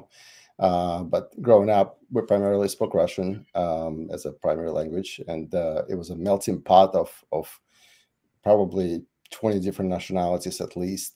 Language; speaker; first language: English; non-native, fluent; Russian